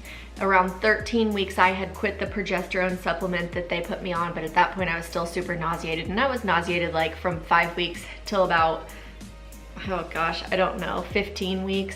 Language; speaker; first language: English; native; English